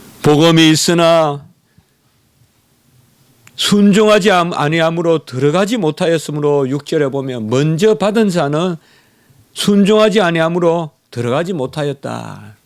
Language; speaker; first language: Korean; native; Korean